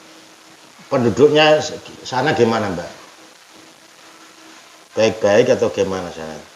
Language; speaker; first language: Indonesian; non-native, local second language; Javanese